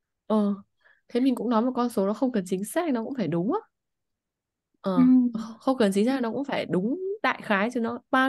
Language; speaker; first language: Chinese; non-native, fluent; Vietnamese